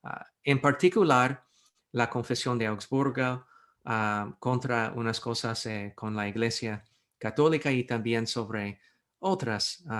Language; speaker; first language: Spanish; non-native, fluent; English